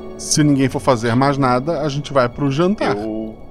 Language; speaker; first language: Portuguese; native; Portuguese